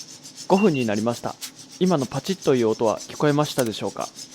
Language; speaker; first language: Japanese; native; Japanese